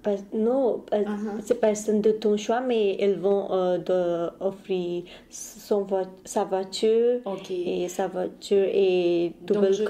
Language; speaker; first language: French; non-native, learner; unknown